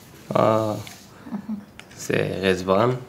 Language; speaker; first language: French; non-native, learner; Persian